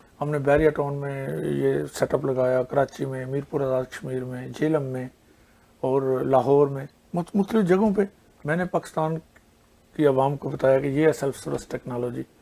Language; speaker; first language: Urdu; non-native, local second language; Punjabi